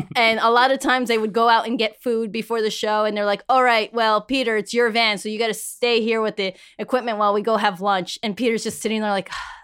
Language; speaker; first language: English; early bilingual, other home language; Spanish